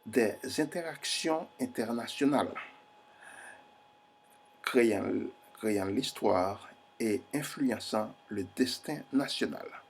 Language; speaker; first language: French; non-native, fluent; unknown